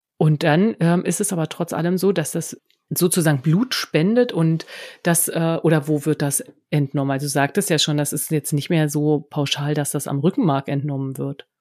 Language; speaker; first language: German; native; German